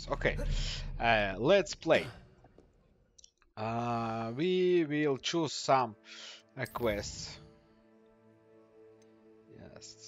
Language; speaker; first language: English; non-native, learner; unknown